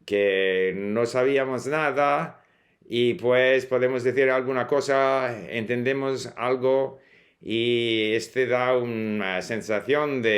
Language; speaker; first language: Spanish; non-native, fluent; English